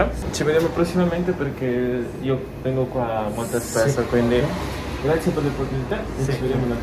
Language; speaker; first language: Italian; non-native, fluent; Spanish